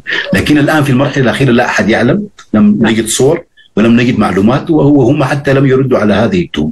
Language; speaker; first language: Arabic; native; Arabic